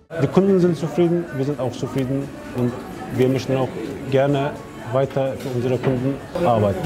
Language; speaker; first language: German; non-native, learner; Turkish